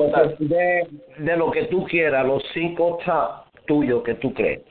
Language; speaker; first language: Spanish; early bilingual, heritage; Spanish